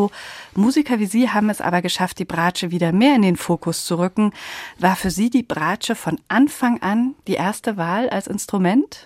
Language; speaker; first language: German; native; German